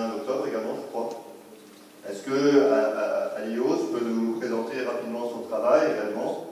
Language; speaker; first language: French; native; French